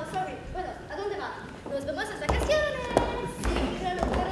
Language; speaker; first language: Spanish; non-native, learner; French